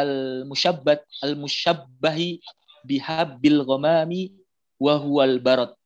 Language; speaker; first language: Arabic; non-native, fluent; Indonesian